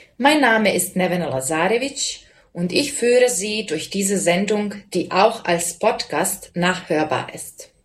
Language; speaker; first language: German; non-native, fluent; Serbian